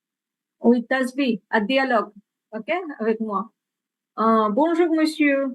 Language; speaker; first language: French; non-native, fluent; Bangla